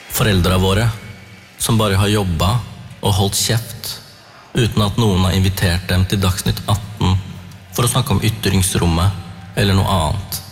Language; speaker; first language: Norwegian; early bilingual, other home language; Tamil